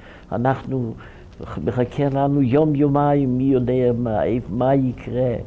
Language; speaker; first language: Hebrew; non-native, fluent; Ukrainian